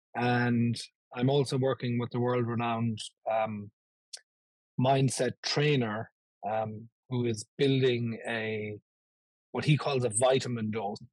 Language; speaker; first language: English; native; English